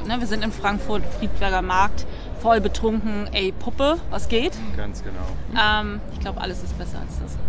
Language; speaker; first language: German; native; German